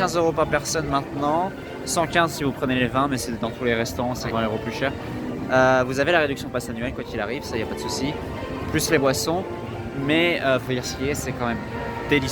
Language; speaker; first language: French; native; French